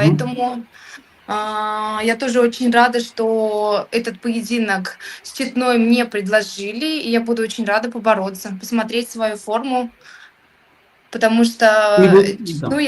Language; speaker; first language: Russian; native; Russian